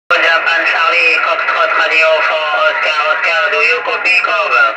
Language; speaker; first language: English; non-native, learner; French